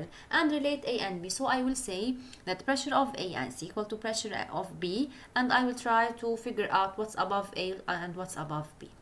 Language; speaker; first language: English; non-native, local second language; Arabic